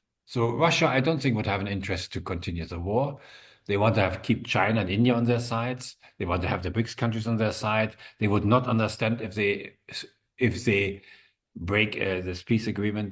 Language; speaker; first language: English; non-native, fluent; German